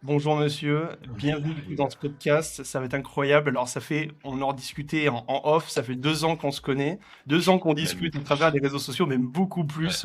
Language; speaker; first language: French; native; French